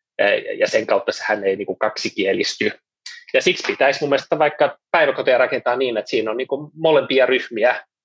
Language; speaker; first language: Finnish; non-native, local second language; Swedish